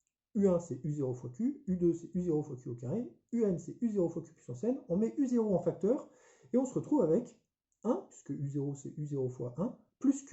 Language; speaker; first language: French; native; French